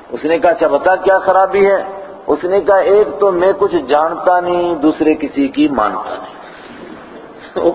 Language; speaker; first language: Urdu; non-native, local second language; Punjabi